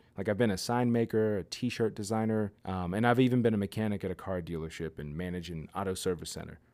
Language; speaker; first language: English; native; English